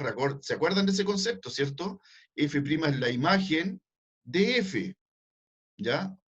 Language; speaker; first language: Spanish; native; Spanish